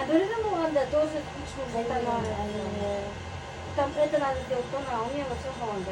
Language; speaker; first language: Russian; non-native, local second language; Bashkir